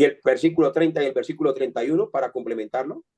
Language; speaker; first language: Spanish; native; Spanish